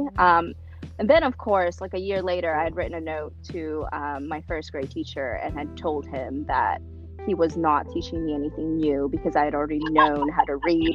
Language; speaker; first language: English; early bilingual, other home language; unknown